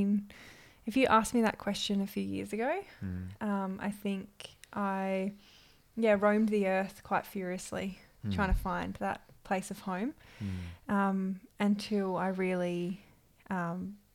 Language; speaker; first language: English; native; English